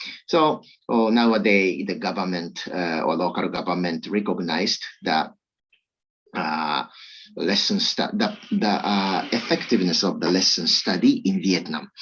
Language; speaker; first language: English; non-native, learner; Japanese